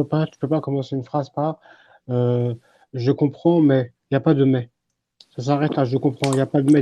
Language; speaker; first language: French; native; French